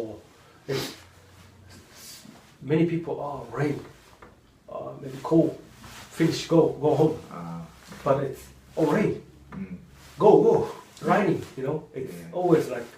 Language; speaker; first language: English; non-native, learner; Japanese